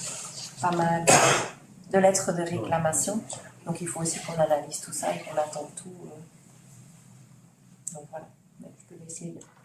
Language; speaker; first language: French; native; French